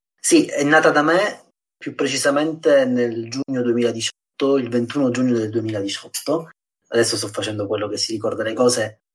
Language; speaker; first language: Italian; native; Italian